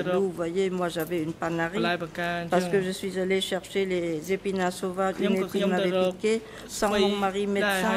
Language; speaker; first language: French; non-native, local second language; Khmer